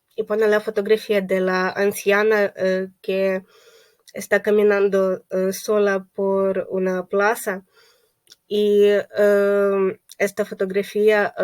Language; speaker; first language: Spanish; non-native, fluent; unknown